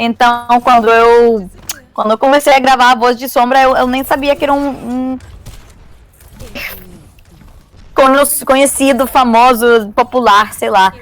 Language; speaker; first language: Portuguese; non-native, learner; Spanish